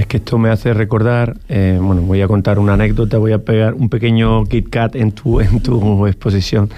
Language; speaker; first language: Spanish; native; Spanish